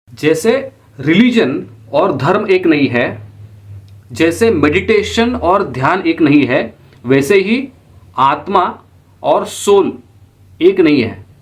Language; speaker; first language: Hindi; non-native, local second language; Marathi